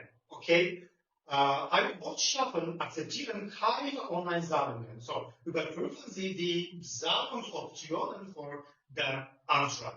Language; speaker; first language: German; non-native, learner; Turkish